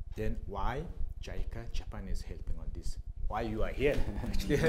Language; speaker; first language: English; non-native, fluent; Mongolian